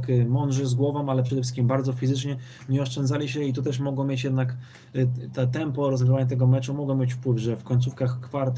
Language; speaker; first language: Polish; native; Polish